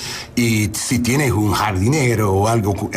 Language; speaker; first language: Spanish; early bilingual, heritage; English